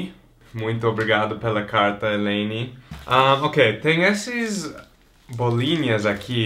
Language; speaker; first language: Portuguese; non-native, fluent; English